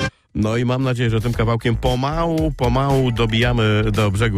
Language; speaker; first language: Polish; native; Polish